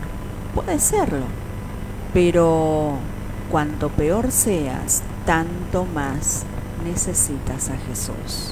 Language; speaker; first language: Spanish; native; Spanish